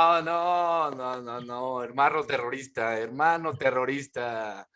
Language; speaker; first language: Spanish; native; Spanish